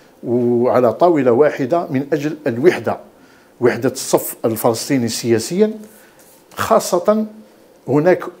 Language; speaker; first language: Arabic; native; Arabic